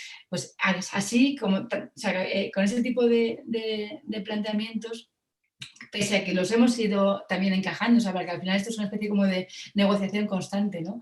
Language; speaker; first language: Spanish; native; Spanish